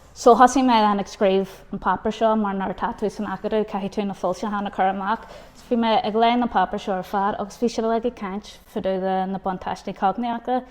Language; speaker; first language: Irish; non-native, local second language; English